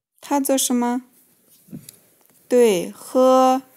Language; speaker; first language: Chinese; non-native, fluent; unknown